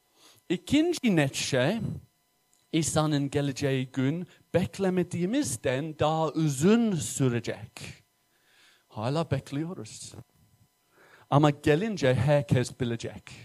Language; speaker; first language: Turkish; non-native, fluent; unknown